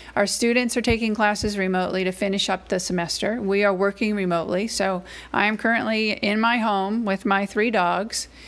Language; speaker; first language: English; native; English